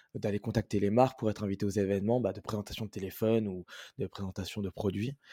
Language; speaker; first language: French; native; French